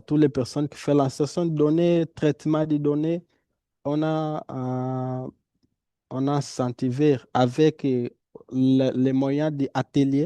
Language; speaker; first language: French; non-native, fluent; Portuguese